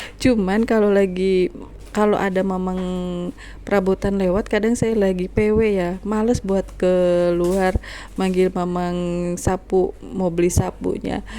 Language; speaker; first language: Indonesian; non-native, local second language; Sundanese